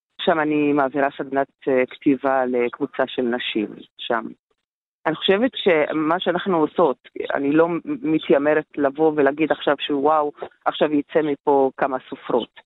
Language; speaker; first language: Hebrew; non-native, local second language; Arabic